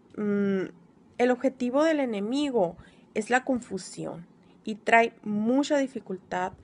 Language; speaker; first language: Spanish; native; Spanish